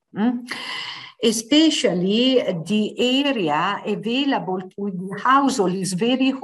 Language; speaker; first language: English; non-native, fluent; Italian